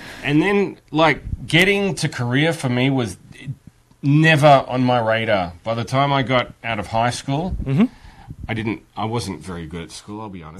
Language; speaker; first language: English; native; English